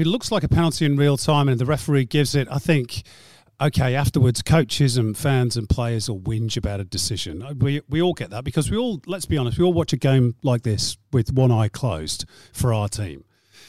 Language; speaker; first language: English; native; English